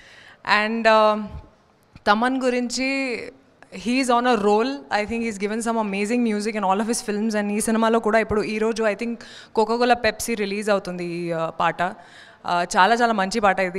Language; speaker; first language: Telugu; non-native, fluent; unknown